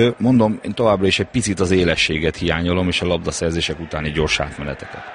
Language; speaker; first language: Hungarian; native; Hungarian